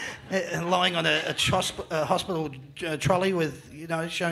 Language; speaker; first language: English; native; English